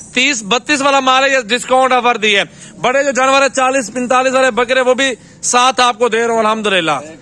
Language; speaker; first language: Urdu; non-native, local second language; Punjabi